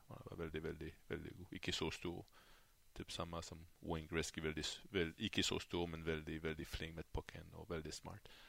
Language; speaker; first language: Norwegian; non-native, fluent; French